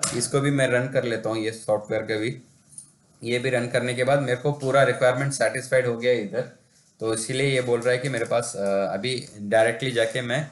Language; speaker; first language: Hindi; non-native, local second language; Tamil